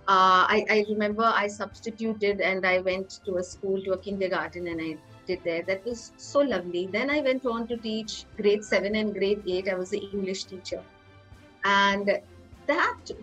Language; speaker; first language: English; non-native, local second language; Hindi